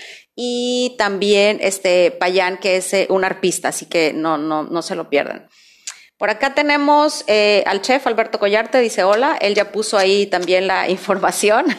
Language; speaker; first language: Spanish; native; Spanish